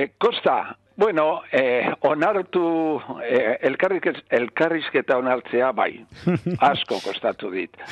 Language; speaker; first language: Basque; non-native, local second language; Spanish